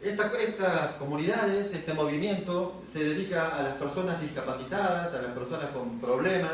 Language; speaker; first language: Spanish; native; Spanish